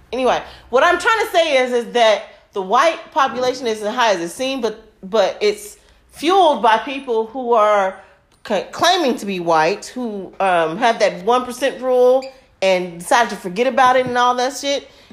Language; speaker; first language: English; native; English